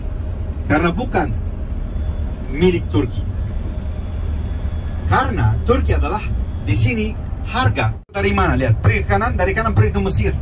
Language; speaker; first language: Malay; non-native, fluent; Turkish